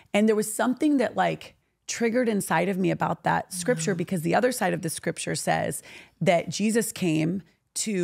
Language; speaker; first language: English; native; English